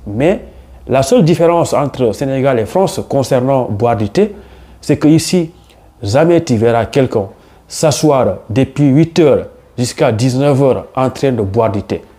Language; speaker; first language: French; non-native, local second language; Wolof